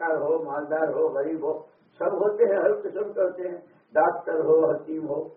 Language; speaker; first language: Urdu; non-native, local second language; Gujarati